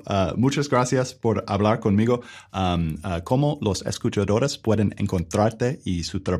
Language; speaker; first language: Spanish; non-native, learner; English